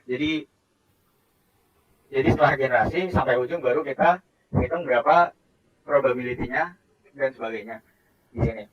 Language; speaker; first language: Indonesian; native; Indonesian